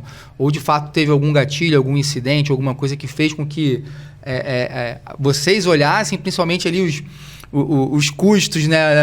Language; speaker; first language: Portuguese; native; Portuguese